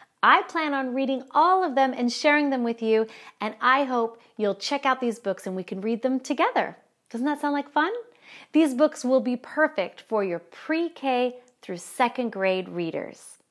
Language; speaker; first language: English; early bilingual, other home language; Spanish